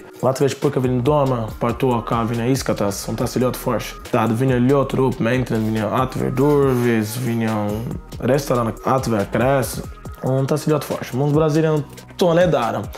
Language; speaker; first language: Latvian; non-native, learner; Portuguese